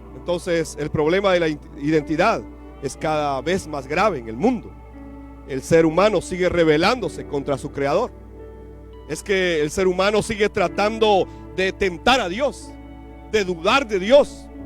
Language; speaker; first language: Spanish; native; Spanish